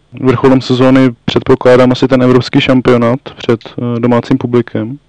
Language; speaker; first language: Czech; native; Czech